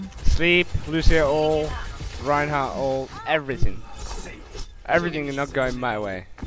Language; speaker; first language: English; non-native, fluent; Finnish